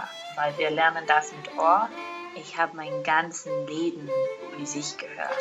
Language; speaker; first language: German; non-native, fluent; Irish